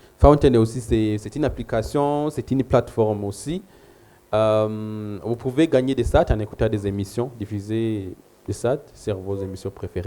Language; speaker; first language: French; non-native, local second language; Rundi